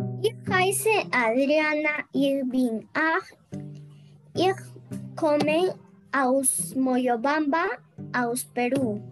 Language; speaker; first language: German; non-native, learner; Spanish